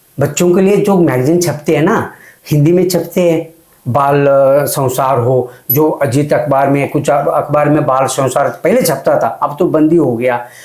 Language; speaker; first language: Hindi; non-native, local second language; Kannada